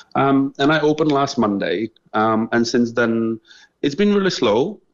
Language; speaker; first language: English; non-native, fluent; Czech